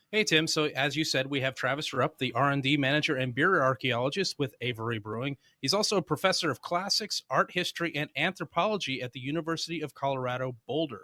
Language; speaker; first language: English; native; English